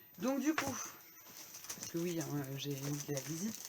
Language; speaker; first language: French; native; French